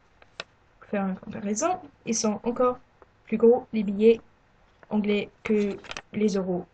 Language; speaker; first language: French; non-native, learner; English